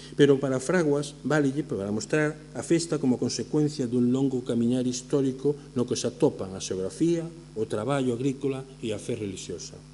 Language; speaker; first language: Galician; native; Galician